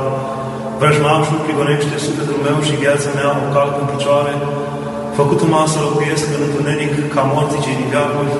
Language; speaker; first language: Romanian; native; Romanian